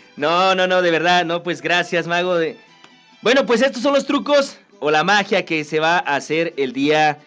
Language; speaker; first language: Spanish; native; Spanish